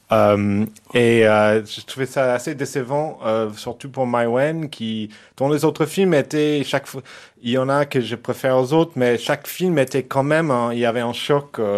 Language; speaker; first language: French; non-native, fluent; English